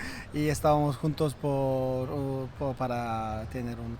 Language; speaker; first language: Spanish; non-native, fluent; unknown